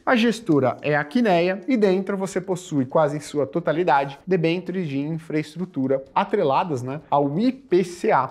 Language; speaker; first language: Portuguese; native; Portuguese